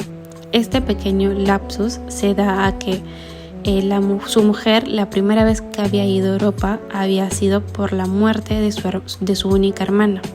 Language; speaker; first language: Spanish; native; Spanish